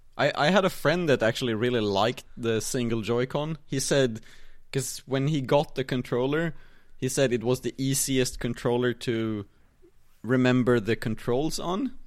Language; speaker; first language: English; non-native, fluent; Swedish